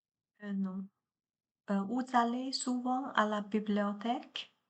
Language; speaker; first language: French; non-native, learner; Chinese